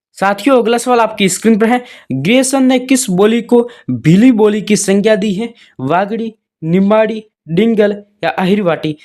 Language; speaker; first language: Hindi; native; Hindi